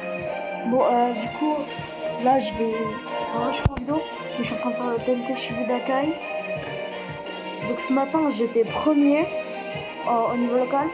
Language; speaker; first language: French; native; French